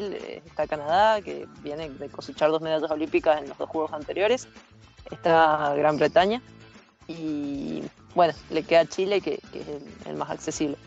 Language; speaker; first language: Spanish; native; Spanish